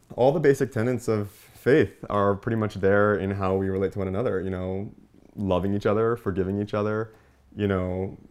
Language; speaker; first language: English; native; English